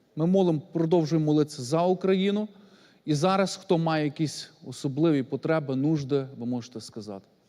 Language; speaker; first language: Ukrainian; native; Ukrainian